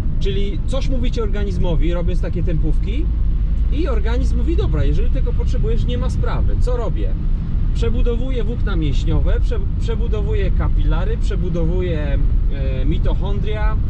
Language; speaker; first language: Polish; native; Polish